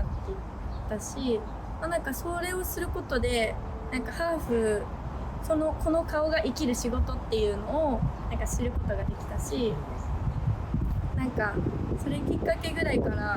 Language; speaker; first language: Japanese; native; Japanese